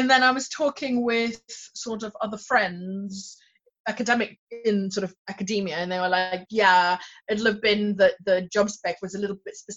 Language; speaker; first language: English; non-native, local second language; Swahili